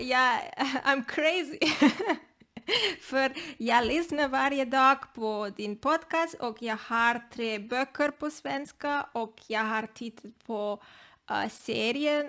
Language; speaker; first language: Swedish; non-native, learner; Spanish